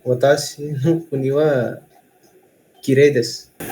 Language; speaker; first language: Japanese; non-native, learner; Kannada